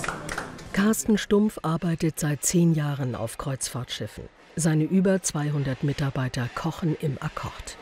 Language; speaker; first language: German; native; German